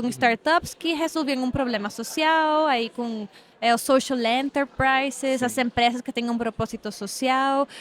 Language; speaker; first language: Portuguese; non-native, fluent; Spanish